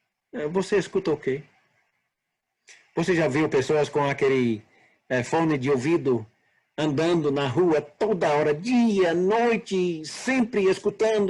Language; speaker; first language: Portuguese; non-native, fluent; English